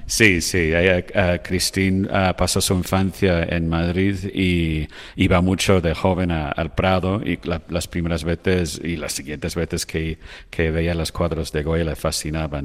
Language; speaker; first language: Spanish; non-native, fluent; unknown